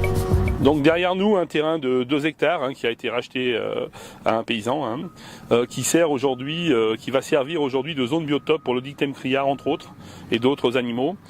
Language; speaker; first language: French; native; French